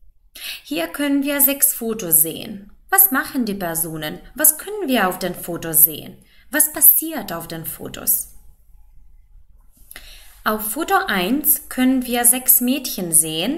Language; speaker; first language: German; non-native, fluent; Macedonian